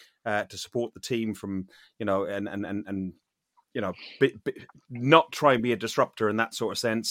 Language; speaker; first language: English; native; English